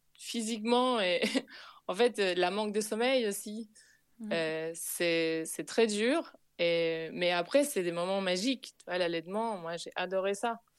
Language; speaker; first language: French; non-native, fluent; Spanish